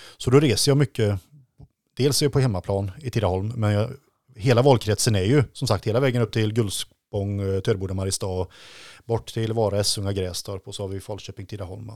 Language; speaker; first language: Swedish; native; Swedish